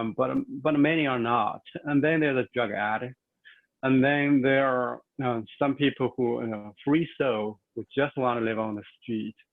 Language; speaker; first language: English; non-native, fluent; Chinese